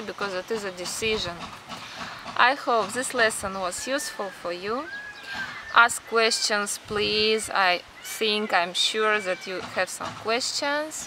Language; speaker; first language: English; non-native, fluent; Russian